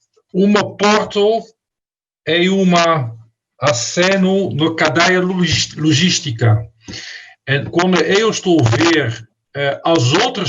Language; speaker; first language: Portuguese; non-native, fluent; Dutch